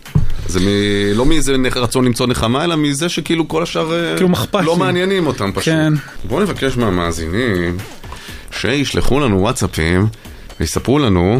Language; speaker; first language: Hebrew; native; Hebrew